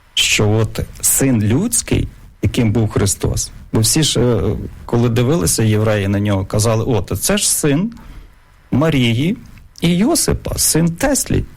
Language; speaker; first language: Ukrainian; native; Ukrainian